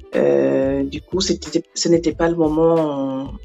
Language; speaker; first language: French; non-native, local second language; Wolof